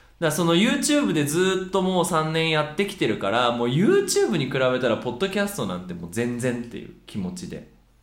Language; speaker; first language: Japanese; native; Japanese